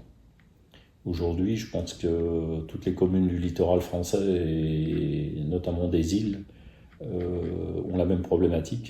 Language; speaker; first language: French; native; French